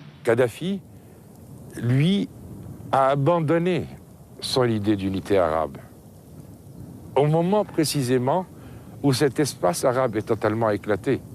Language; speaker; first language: French; native; French